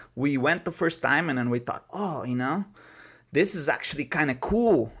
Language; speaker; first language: English; non-native, fluent; Portuguese